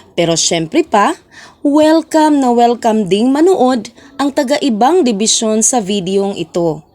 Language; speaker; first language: Filipino; non-native, local second language; Cebuano